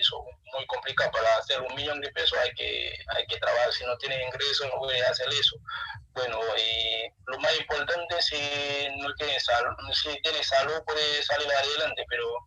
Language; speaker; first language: Spanish; non-native, learner; Haitian Creole